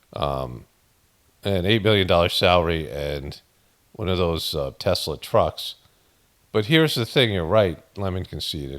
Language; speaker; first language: English; native; English